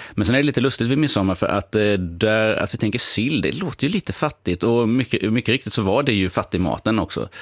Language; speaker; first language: Swedish; native; Swedish